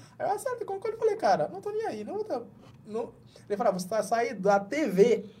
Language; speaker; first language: Portuguese; non-native, fluent; Jamaican Creole English